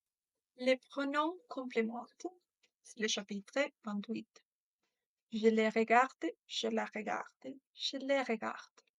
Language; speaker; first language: French; non-native, learner; Spanish